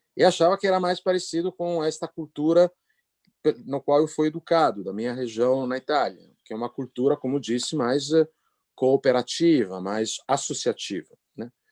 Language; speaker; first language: Portuguese; non-native, fluent; Italian